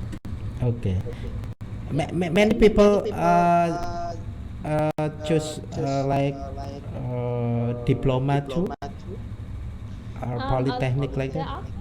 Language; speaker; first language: English; non-native, learner; Indonesian